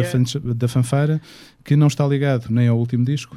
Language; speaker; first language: Portuguese; native; Portuguese